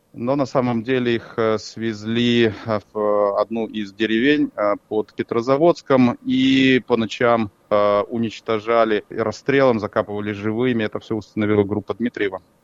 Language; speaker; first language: Russian; native; Russian